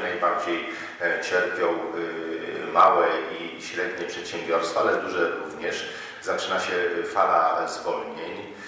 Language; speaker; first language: Polish; native; Polish